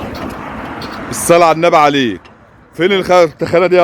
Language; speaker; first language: Arabic; native; Arabic